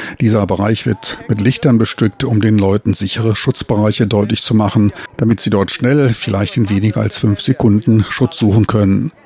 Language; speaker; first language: German; native; German